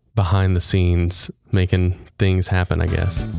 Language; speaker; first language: English; native; English